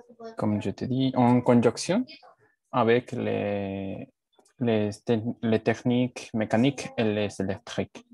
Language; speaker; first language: French; non-native, learner; Spanish